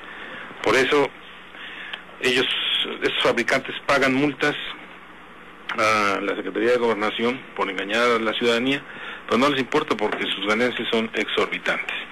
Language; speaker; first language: Spanish; native; Spanish